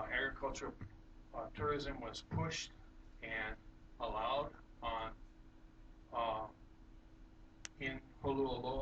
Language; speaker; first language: English; native; English